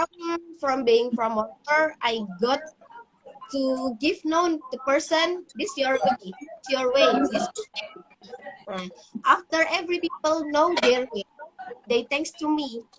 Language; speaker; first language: English; non-native, learner; Indonesian